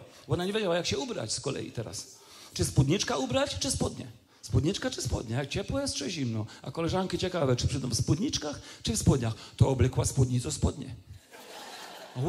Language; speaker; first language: Polish; native; Polish